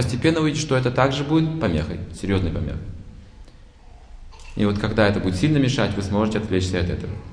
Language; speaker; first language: Russian; native; Russian